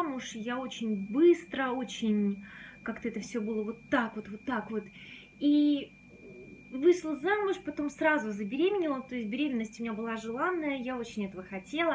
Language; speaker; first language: Russian; native; Russian